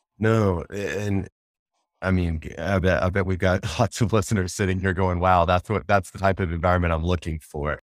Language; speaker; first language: English; native; English